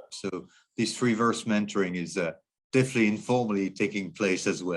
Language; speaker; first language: English; non-native, fluent; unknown